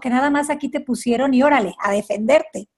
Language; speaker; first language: Spanish; native; Spanish